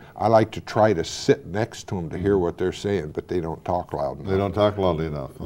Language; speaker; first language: English; native; English